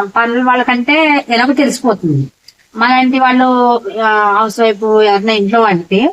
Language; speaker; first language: Telugu; native; Telugu